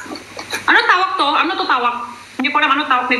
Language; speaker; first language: Filipino; non-native, local second language; Cebuano